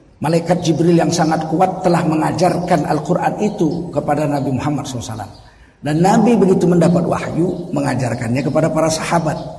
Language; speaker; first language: Indonesian; native; Indonesian